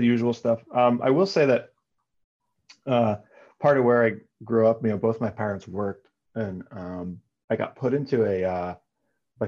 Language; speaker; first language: English; native; English